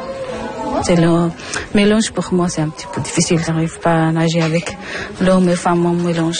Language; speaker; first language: French; non-native, learner; Persian